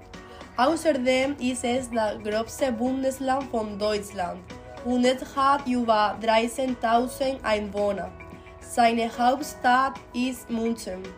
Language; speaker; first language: German; non-native, learner; Spanish